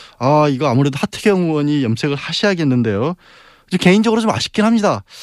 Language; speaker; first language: Korean; native; Korean